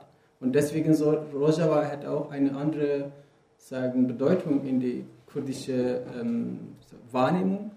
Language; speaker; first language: German; non-native, fluent; Kurdish